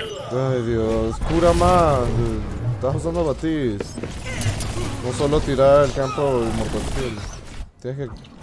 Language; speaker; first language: Spanish; native; Spanish